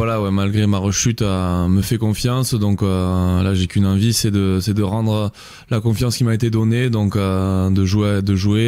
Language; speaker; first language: French; native; French